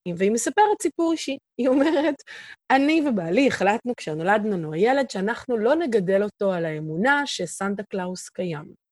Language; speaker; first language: Hebrew; native; Hebrew